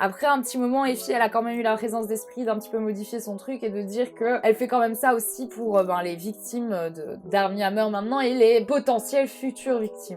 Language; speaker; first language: French; native; French